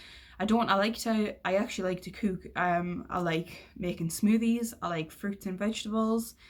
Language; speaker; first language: English; native; English